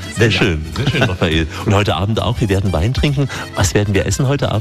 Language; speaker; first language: German; native; German